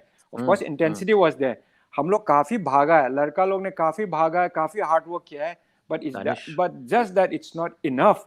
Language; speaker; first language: Hindi; non-native, local second language; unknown